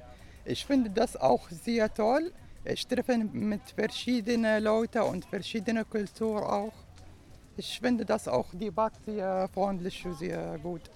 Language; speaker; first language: German; non-native, learner; Arabic